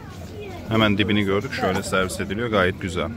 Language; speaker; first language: Turkish; native; Turkish